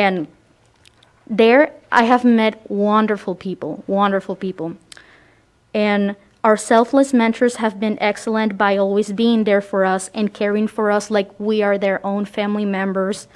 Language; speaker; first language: English; early bilingual, other home language; Spanish